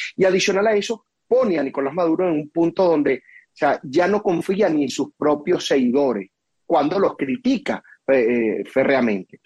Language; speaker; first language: Spanish; native; Spanish